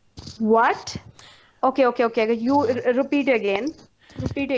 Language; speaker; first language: English; non-native, learner; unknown